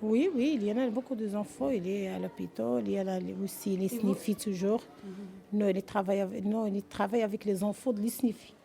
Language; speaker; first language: French; non-native, learner; Arabic